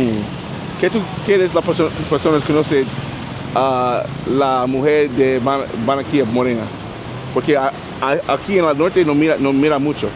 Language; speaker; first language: Spanish; non-native, learner; English